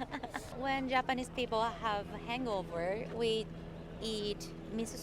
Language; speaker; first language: English; non-native, learner; Japanese